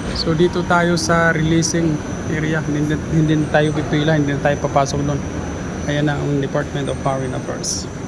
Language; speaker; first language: Filipino; non-native, local second language; Cebuano